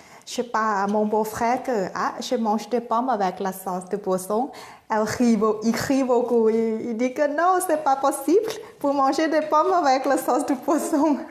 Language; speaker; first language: French; non-native, fluent; Thai